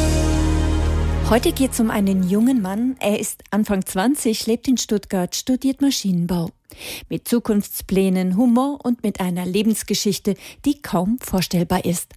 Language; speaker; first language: German; native; German